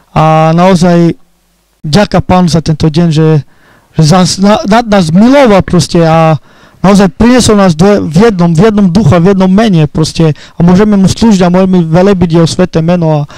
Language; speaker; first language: Slovak; non-native, local second language; Romany